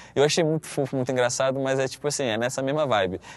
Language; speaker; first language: Portuguese; native; Portuguese